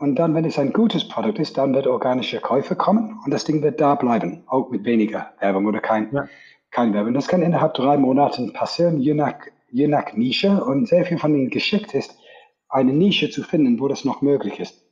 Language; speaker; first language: German; non-native, fluent; English